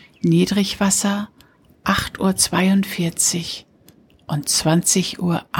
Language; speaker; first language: German; native; German